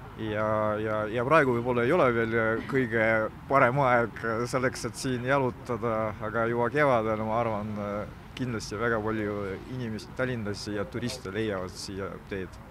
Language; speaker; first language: Estonian; non-native, local second language; Russian